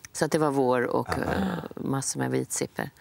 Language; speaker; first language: Swedish; native; Swedish